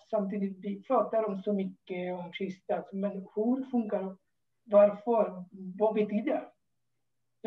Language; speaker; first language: Swedish; non-native, fluent; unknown